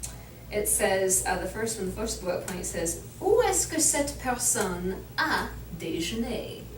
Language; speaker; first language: French; non-native, learner; English